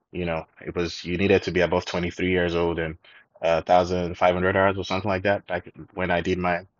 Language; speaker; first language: English; non-native, local second language; Yoruba